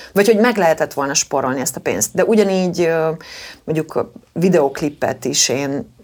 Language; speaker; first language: Hungarian; native; Hungarian